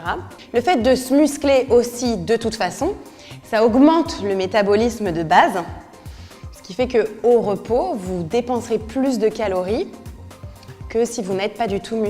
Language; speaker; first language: French; native; French